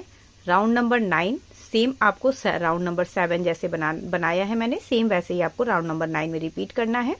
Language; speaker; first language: Hindi; native; Hindi